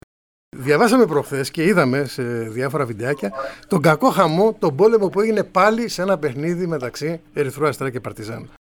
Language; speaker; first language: Greek; native; Greek